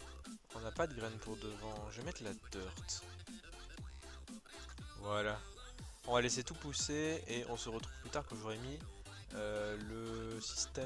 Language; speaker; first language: French; native; French